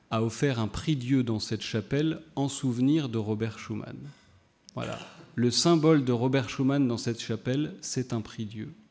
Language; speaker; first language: French; native; French